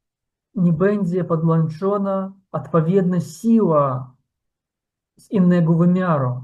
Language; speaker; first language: Polish; non-native, fluent; Ukrainian